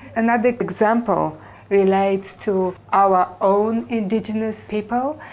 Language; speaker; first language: English; non-native, fluent; Bulgarian